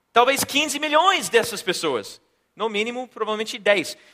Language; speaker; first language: Portuguese; non-native, fluent; English